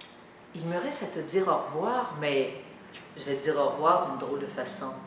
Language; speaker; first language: French; native; French